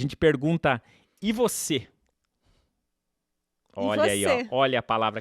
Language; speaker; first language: Portuguese; native; Portuguese